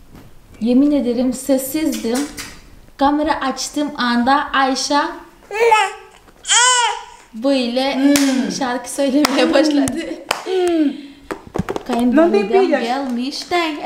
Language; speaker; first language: Turkish; non-native, fluent; Portuguese